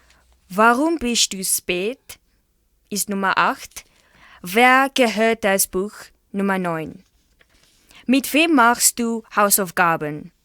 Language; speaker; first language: German; non-native, learner; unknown